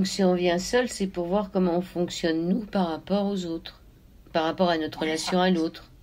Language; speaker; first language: French; native; French